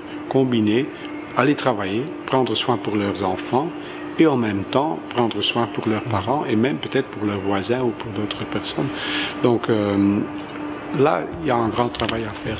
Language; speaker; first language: French; non-native, local second language; Dutch